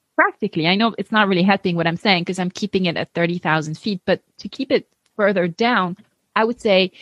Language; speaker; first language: English; non-native, fluent; French